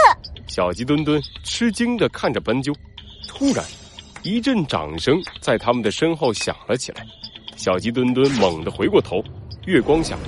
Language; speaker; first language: Chinese; native; Chinese